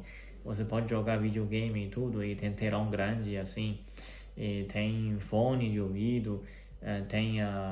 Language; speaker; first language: Portuguese; non-native, fluent; Chinese